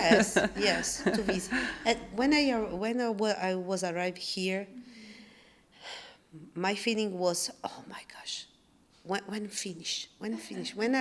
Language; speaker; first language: English; non-native, learner; Italian